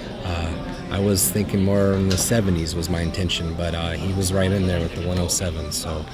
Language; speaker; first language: English; native; English